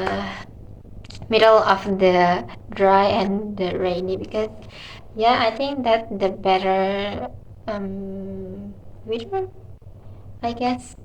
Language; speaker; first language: English; non-native, learner; Indonesian